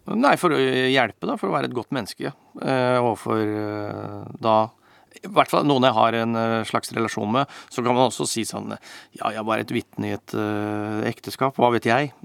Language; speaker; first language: Norwegian; native; Norwegian